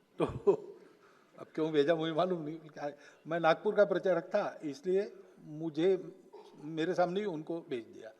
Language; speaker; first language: Hindi; non-native, local second language; Marathi